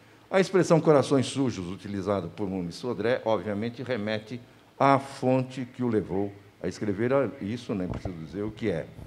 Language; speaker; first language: Portuguese; native; Portuguese